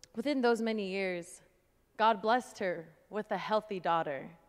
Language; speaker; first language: English; native; English